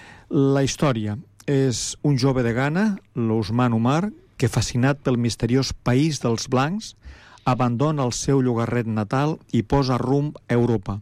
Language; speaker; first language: Catalan; native; Catalan